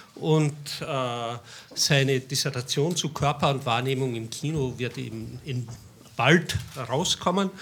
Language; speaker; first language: German; native; German